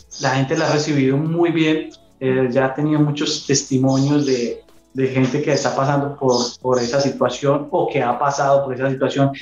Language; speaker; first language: Spanish; native; Spanish